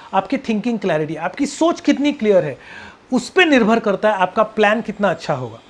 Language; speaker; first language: Hindi; non-native, local second language; Marathi